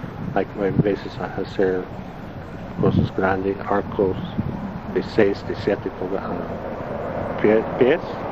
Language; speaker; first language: Spanish; non-native, learner; Italian